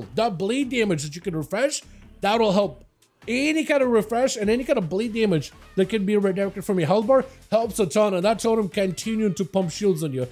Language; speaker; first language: English; native; English